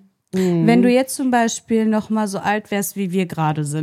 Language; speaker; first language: German; early bilingual, other home language; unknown